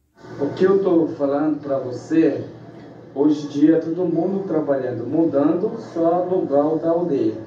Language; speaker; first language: Portuguese; non-native, local second language; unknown